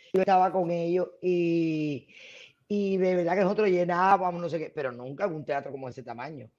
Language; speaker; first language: Spanish; native; Spanish